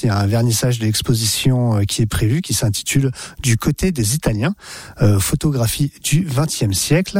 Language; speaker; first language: French; native; French